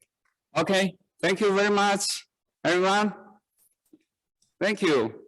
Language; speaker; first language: English; non-native, learner; Chinese